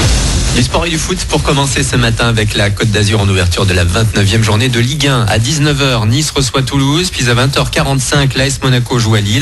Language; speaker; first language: French; native; French